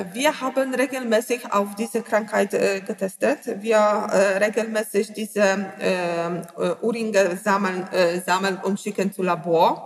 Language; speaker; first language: German; non-native, learner; Polish